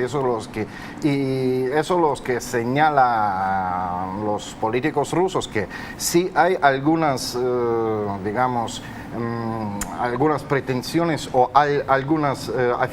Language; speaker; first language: Spanish; non-native, fluent; Russian